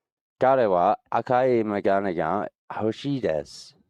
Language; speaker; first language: Japanese; non-native, learner; English